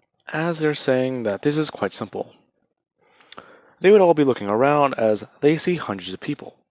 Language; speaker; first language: English; native; English